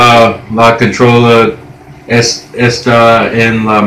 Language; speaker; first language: Spanish; non-native, learner; English